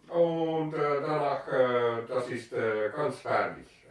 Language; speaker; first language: German; non-native, learner; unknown